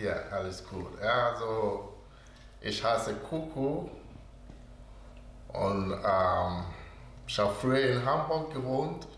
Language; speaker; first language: German; non-native, learner; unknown